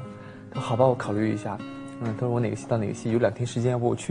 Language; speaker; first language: Chinese; native; Chinese